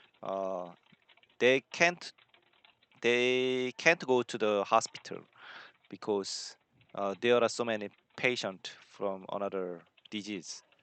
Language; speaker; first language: English; non-native, learner; Korean